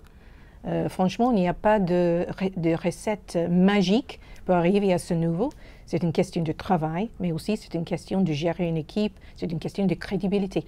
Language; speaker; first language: French; non-native, fluent; English